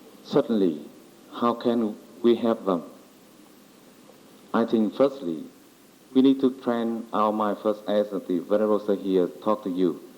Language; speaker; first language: English; non-native, learner; Vietnamese